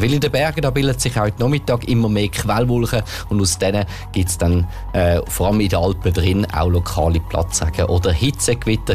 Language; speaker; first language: German; native; German